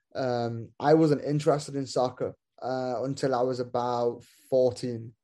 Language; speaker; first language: English; native; English